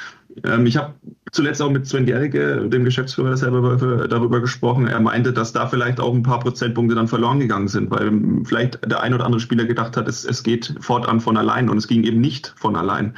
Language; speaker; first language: German; native; German